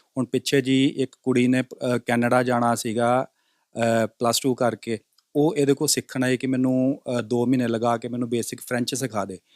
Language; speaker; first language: Punjabi; native; Punjabi